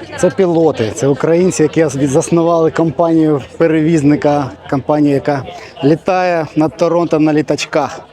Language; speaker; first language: Ukrainian; native; Ukrainian